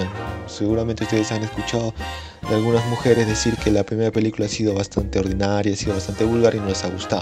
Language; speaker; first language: Spanish; native; Spanish